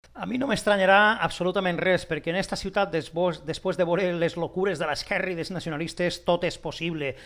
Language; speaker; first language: Catalan; non-native, local second language; Spanish